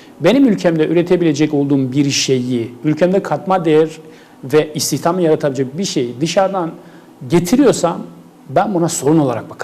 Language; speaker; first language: Turkish; native; Turkish